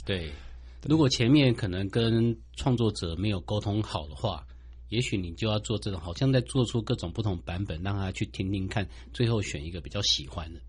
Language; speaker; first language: Chinese; native; Chinese